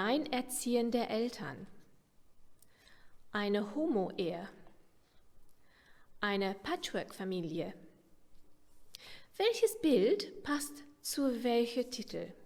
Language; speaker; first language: German; non-native, fluent; English